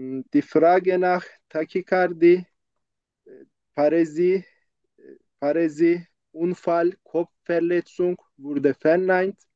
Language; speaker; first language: German; non-native, learner; Turkish